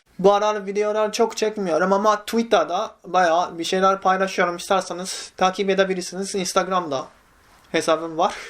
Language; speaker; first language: Turkish; non-native, fluent; Japanese